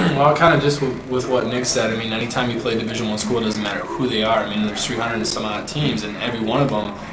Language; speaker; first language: English; native; English